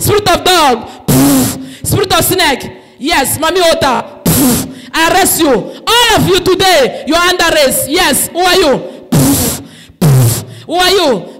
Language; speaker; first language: English; non-native, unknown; Lingala